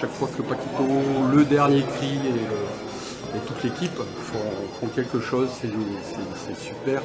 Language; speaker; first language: French; native; French